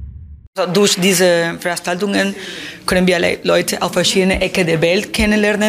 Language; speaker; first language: German; non-native, fluent; Spanish